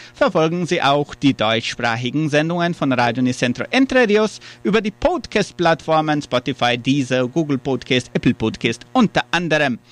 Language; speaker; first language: German; early bilingual, heritage; German